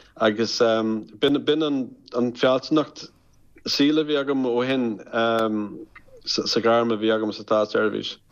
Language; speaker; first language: Irish; non-native, local second language; English